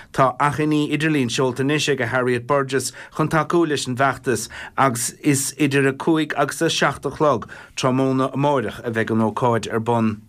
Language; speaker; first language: Irish; native; Irish